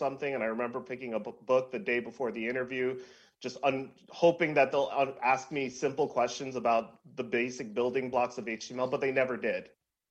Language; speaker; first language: English; native; English